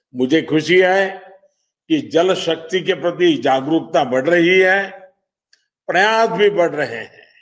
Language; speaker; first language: Hindi; non-native, local second language; Gujarati